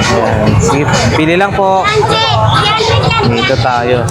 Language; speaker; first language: Filipino; native; Filipino